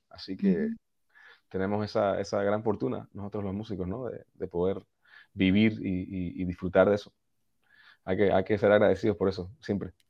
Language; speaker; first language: Spanish; early bilingual, heritage; Spanish